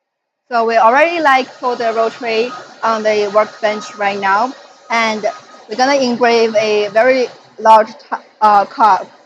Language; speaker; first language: English; non-native, fluent; Chinese